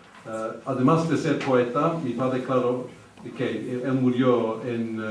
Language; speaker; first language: Spanish; early bilingual, heritage; English